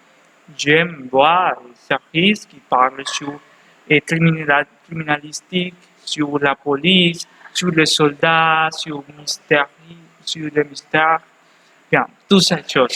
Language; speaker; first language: French; non-native, learner; Spanish